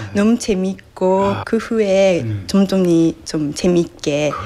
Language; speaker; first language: Korean; non-native, fluent; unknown